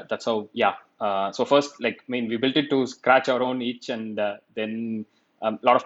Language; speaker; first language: English; non-native, local second language; Tamil